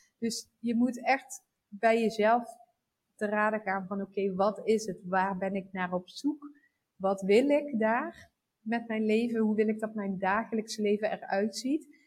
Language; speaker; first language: Dutch; native; Dutch